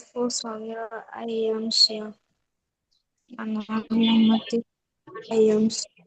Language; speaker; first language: Arabic; non-native, learner; Bangla